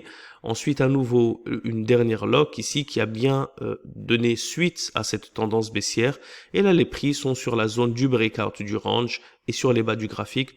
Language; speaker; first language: French; native; French